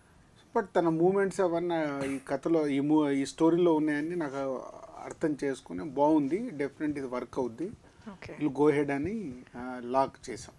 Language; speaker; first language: Telugu; native; Telugu